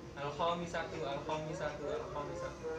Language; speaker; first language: Arabic; non-native, learner; Indonesian